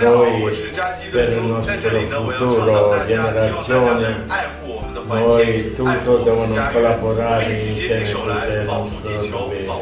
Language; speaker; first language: Italian; non-native, fluent; Tibetan